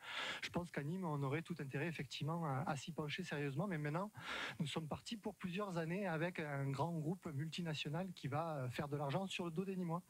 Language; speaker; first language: French; native; French